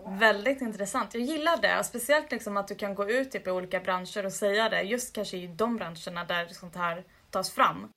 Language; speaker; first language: Swedish; early bilingual, other home language; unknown